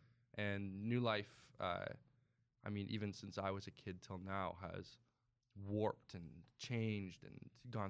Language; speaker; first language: English; native; English